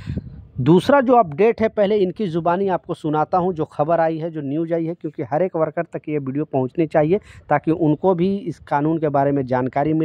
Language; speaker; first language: Hindi; native; Hindi